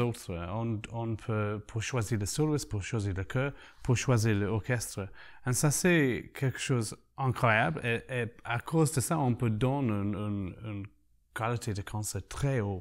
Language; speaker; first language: French; non-native, learner; English